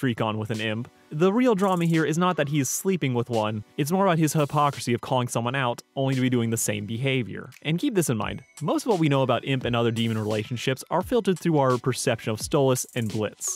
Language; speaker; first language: English; native; English